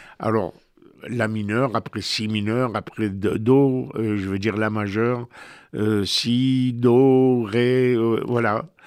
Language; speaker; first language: French; native; French